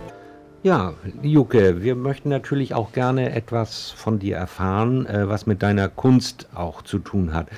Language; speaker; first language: German; native; German